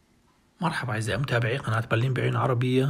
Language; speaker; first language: Arabic; native; Arabic